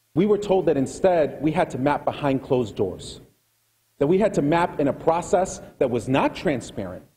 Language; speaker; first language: English; early bilingual, other home language; Spanish